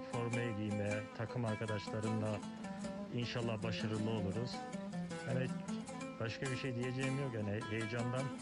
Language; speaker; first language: Turkish; early bilingual, heritage; Turkish